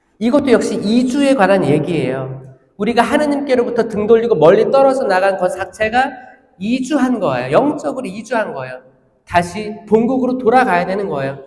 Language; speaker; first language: Korean; native; Korean